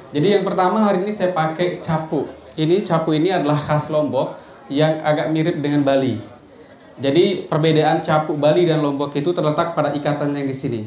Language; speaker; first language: Indonesian; native; Indonesian